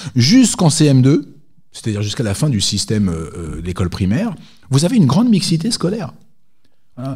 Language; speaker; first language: French; native; French